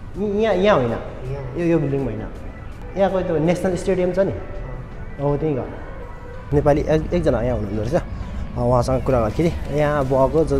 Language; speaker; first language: Nepali; non-native, local second language; Sherpa